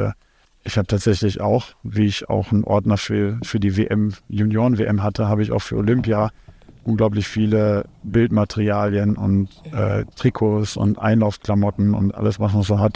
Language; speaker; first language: German; native; German